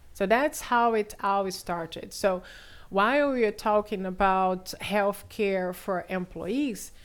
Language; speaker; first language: English; non-native, fluent; Portuguese